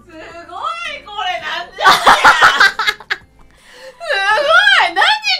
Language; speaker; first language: Japanese; native; Japanese